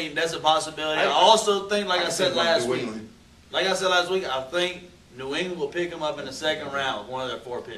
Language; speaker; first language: English; native; English